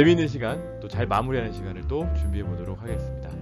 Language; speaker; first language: Korean; native; Korean